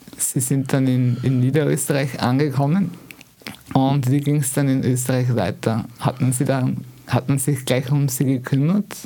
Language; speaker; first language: German; native; German